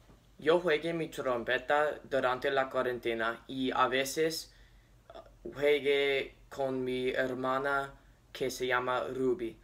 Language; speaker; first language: Spanish; non-native, learner; English